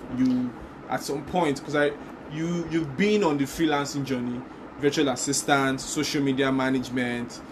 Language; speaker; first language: English; non-native, local second language; Yoruba